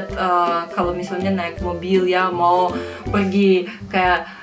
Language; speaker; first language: Indonesian; non-native, fluent; Russian